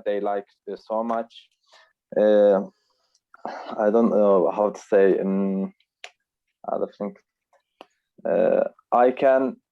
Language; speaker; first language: English; non-native, learner; Turkish